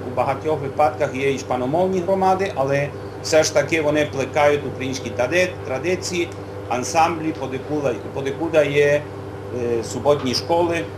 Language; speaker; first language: Ukrainian; early bilingual, heritage; Ukrainian